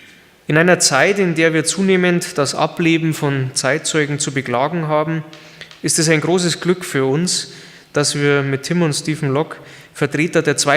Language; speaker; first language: German; native; German